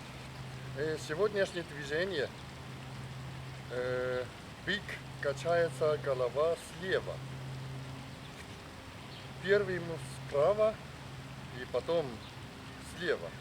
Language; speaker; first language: Russian; non-native, learner; Chinese